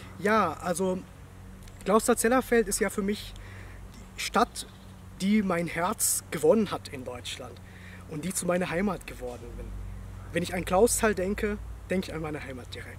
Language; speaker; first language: German; non-native, fluent; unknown